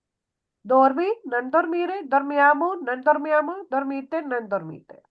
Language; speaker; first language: Italian; non-native, learner; Punjabi